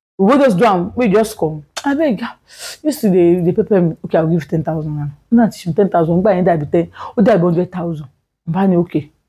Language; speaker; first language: English; non-native, local second language; Yoruba